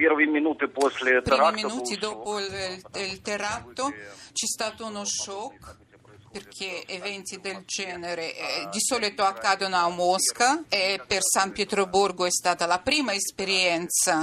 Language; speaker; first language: Italian; non-native, fluent; Russian